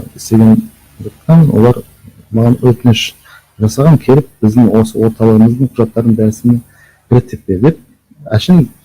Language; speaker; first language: Kazakh; non-native, local second language; Uzbek